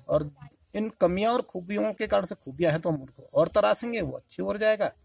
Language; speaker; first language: Hindi; native; Hindi